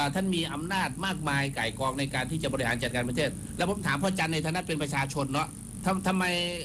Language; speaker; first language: Thai; non-native, fluent; Northeastern Thai